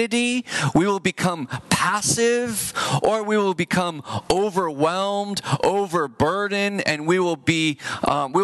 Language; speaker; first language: English; native; English